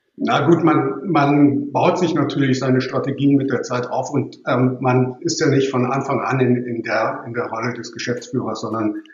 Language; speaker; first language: German; native; German